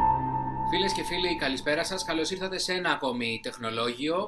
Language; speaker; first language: Greek; native; Greek